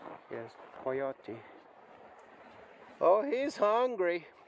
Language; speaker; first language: English; non-native, fluent; Portuguese